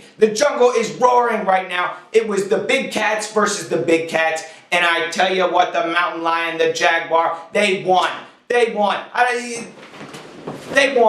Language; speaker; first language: English; native; English